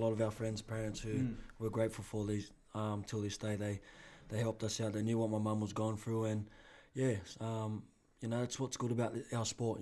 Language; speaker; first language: English; native; English